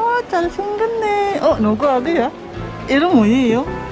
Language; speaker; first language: Korean; non-native, learner; Filipino